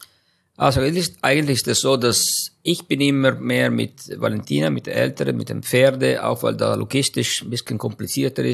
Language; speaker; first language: German; non-native, fluent; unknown